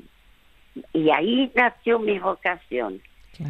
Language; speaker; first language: Spanish; early bilingual, other home language; French